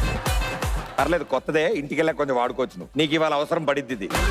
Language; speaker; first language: Telugu; native; Telugu